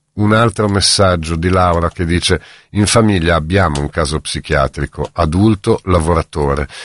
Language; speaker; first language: Italian; native; Italian